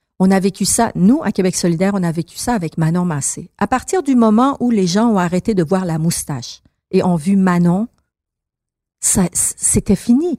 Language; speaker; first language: French; early bilingual, other home language; Persian